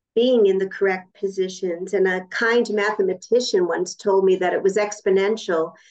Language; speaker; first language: English; native; English